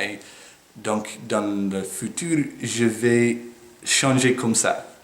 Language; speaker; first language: French; non-native, fluent; English